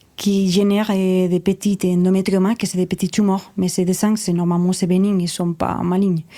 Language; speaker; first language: French; non-native, fluent; Spanish